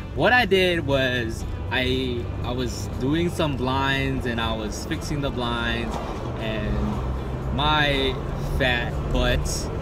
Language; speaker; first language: English; native; English